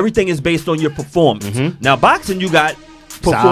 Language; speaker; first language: English; native; English